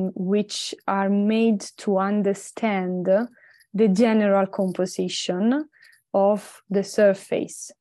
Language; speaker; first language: English; non-native, fluent; Italian